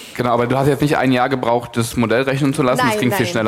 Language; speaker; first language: German; native; German